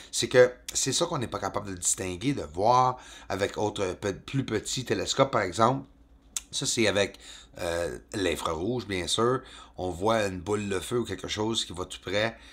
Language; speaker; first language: French; native; French